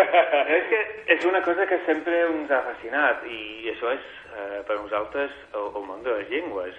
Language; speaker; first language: Catalan; non-native, fluent; English